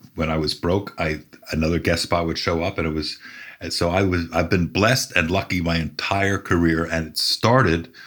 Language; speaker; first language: English; native; English